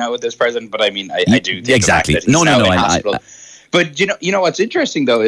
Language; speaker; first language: English; native; English